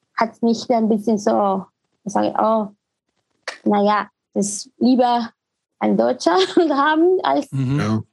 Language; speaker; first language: German; non-native, learner; Spanish